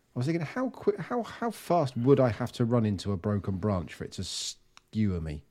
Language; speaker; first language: English; native; English